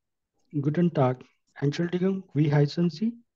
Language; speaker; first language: German; non-native, learner; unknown